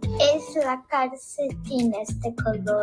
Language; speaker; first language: Spanish; non-native, learner; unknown